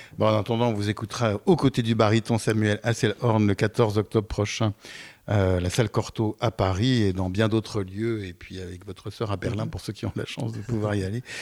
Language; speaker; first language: French; native; French